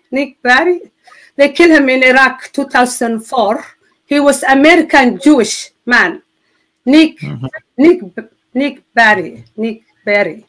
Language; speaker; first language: English; non-native, fluent; Somali